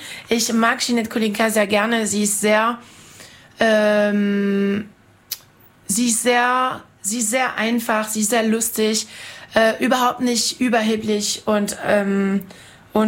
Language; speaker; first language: German; non-native, fluent; French